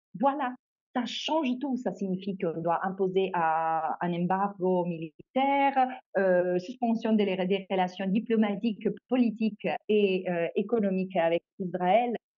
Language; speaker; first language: French; non-native, fluent; Italian